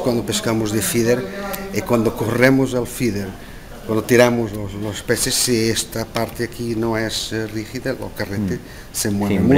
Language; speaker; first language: Spanish; non-native, learner; Portuguese